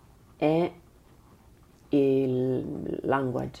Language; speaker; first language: English; non-native, learner; Italian